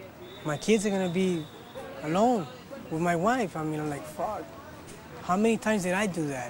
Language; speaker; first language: English; early bilingual, other home language; Spanish